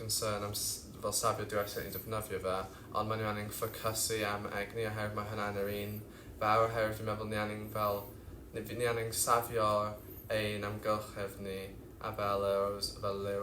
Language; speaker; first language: Welsh; non-native, local second language; English